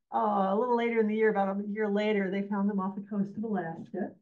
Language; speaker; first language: English; native; English